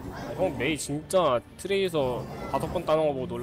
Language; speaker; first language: Korean; native; Korean